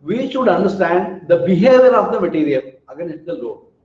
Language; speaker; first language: English; non-native, local second language; Kannada